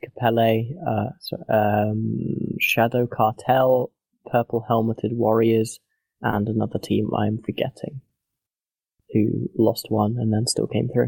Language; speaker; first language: English; native; English